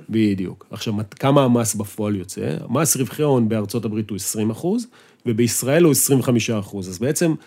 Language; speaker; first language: Hebrew; native; Hebrew